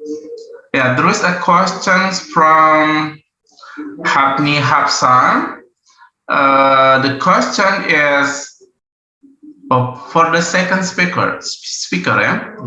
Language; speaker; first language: English; non-native, learner; Indonesian